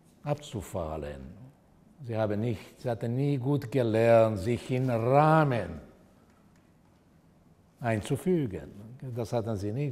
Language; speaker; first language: German; non-native, fluent; Portuguese